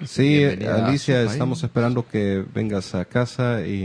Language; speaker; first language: Spanish; native; Spanish